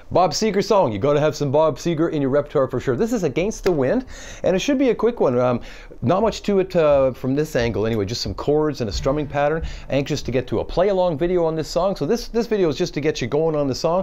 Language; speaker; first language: English; native; English